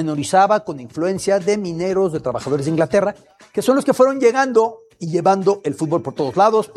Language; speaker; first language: Spanish; native; Spanish